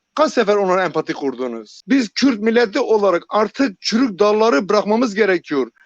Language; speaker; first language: Turkish; non-native, local second language; Kurdish